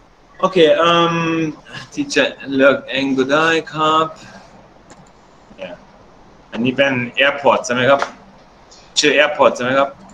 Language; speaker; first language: Thai; non-native, learner; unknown